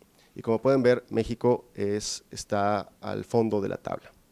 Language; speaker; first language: Spanish; native; Spanish